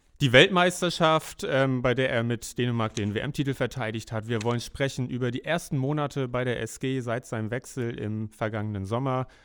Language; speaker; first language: German; native; German